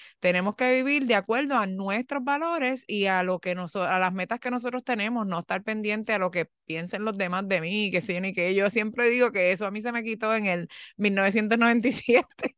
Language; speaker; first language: Spanish; early bilingual, heritage; Spanish